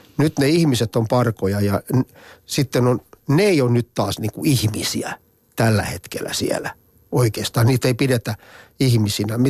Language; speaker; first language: Finnish; native; Finnish